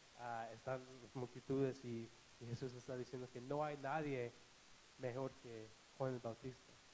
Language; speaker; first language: Spanish; non-native, fluent; English